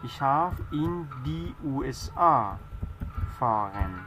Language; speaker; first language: German; non-native, fluent; Persian